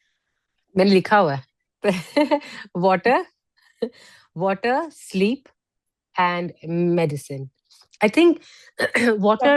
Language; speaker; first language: Hindi; native; Hindi